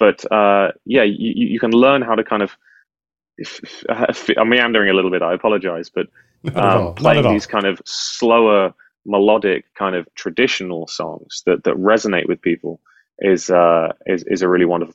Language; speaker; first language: English; native; English